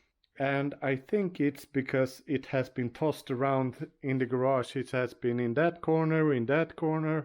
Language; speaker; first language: English; non-native, fluent; Swedish